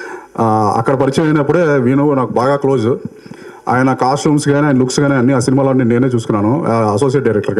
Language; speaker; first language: Telugu; native; Telugu